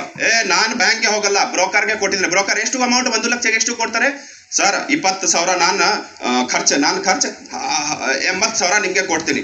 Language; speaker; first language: Kannada; non-native, learner; Hindi